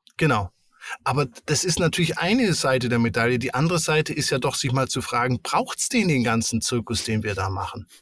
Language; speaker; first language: German; native; German